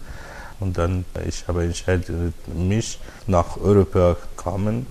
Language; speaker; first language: German; non-native, learner; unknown